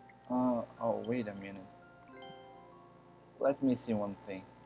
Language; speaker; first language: English; non-native, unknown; Portuguese